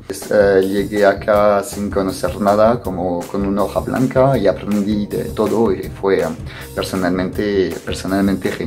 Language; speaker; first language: Spanish; non-native, fluent; French